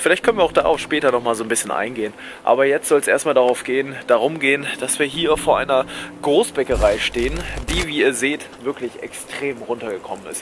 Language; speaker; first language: German; native; German